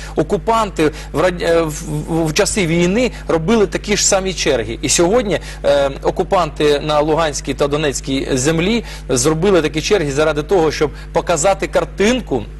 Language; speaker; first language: Ukrainian; non-native, local second language; Russian